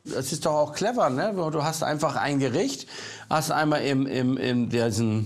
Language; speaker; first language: German; native; German